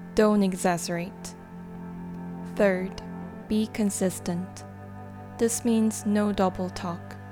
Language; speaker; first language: English; non-native, fluent; Korean